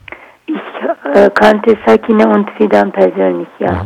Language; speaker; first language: German; non-native, learner; Kurdish